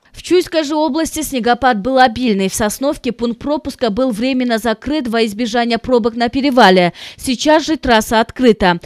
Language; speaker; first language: Russian; non-native, local second language; Kyrgyz